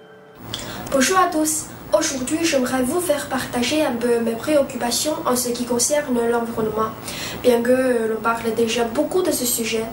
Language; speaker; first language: French; non-native, fluent; Chinese